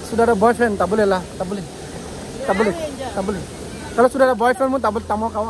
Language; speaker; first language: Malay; non-native, learner; Bangla